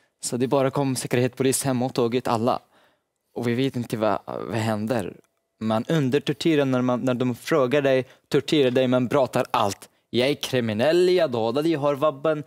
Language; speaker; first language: Swedish; non-native, learner; Arabic